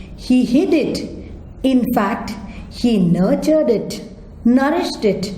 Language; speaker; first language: English; non-native, local second language; Kannada